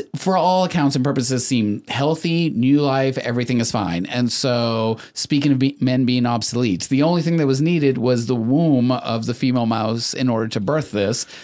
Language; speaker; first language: English; early bilingual, other home language; Spanish